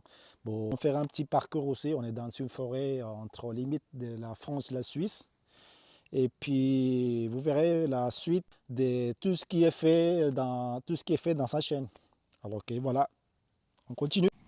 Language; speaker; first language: French; non-native, fluent; Spanish